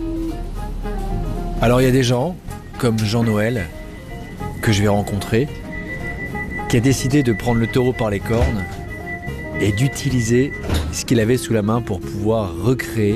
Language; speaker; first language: French; native; French